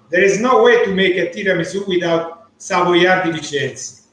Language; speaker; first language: English; non-native, learner; Italian